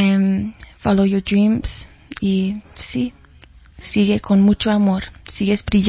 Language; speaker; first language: Spanish; early bilingual, heritage; Spanish